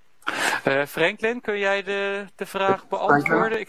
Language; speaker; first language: Dutch; native; Dutch